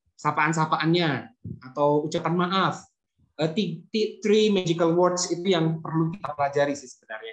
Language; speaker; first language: Indonesian; native; Indonesian